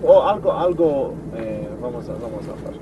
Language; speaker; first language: Spanish; non-native, learner; English